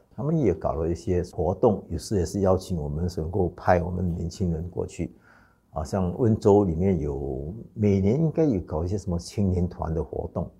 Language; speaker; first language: Chinese; non-native, local second language; Wu Chinese